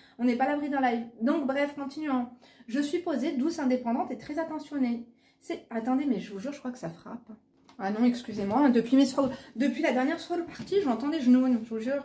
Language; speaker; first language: French; native; French